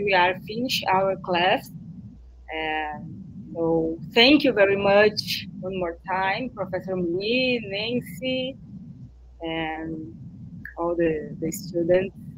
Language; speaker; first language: English; non-native, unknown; Portuguese